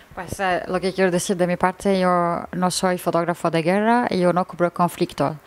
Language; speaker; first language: Spanish; non-native, learner; Arabic